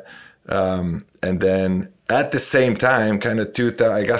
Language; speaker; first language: English; non-native, fluent; Romanian